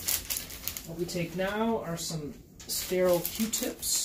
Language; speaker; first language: English; native; English